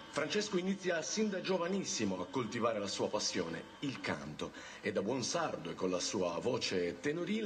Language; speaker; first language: Italian; native; Italian